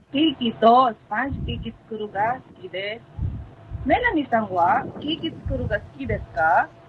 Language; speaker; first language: Japanese; non-native, learner; Filipino